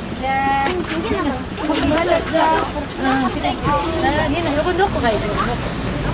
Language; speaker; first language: Korean; native; Korean